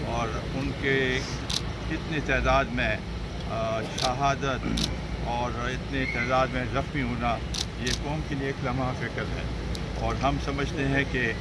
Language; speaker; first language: Urdu; non-native, local second language; Pashto